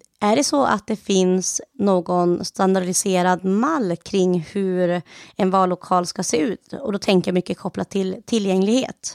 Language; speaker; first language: Swedish; native; Swedish